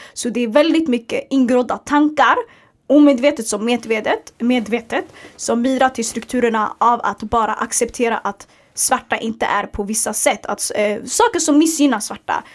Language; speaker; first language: Swedish; early bilingual, other home language; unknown